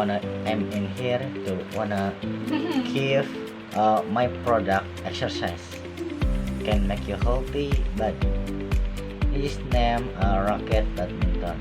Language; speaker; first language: English; non-native, learner; Indonesian